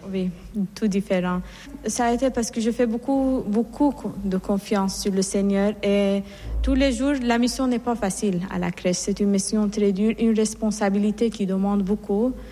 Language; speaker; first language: French; non-native, fluent; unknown